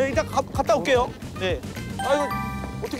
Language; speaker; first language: Korean; native; Korean